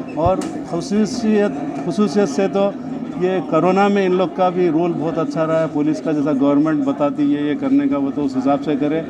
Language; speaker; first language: Hindi; non-native, local second language; Urdu